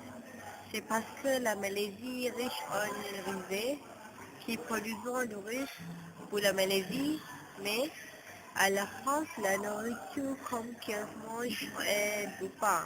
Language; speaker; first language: French; non-native, learner; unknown